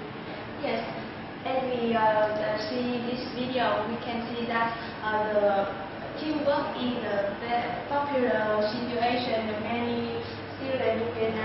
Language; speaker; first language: English; non-native, learner; Vietnamese